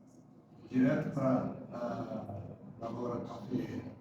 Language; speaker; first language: Portuguese; early bilingual, other home language; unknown